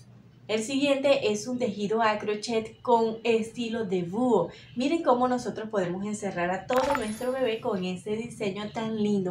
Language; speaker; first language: Spanish; native; Spanish